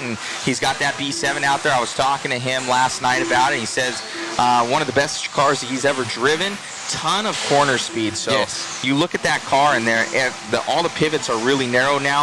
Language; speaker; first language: English; native; English